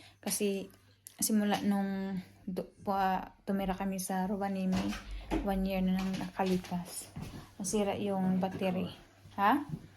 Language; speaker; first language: Filipino; non-native, local second language; Cebuano